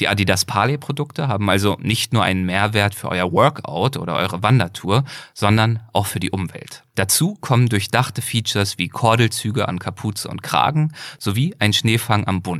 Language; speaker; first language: German; native; German